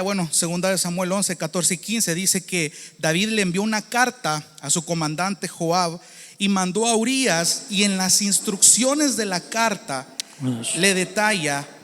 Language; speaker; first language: Spanish; native; Spanish